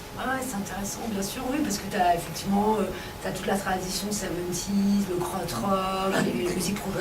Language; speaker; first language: French; native; French